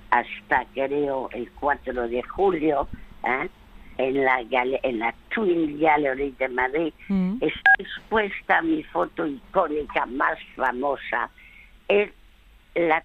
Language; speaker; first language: Spanish; non-native, fluent; French